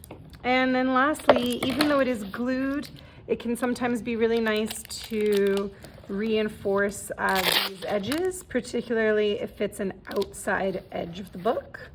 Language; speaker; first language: English; native; English